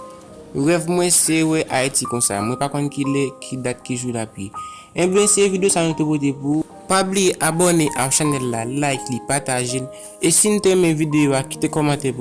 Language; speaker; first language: French; non-native, learner; Haitian Creole